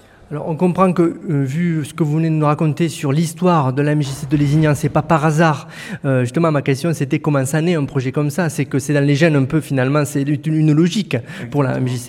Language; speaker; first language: French; native; French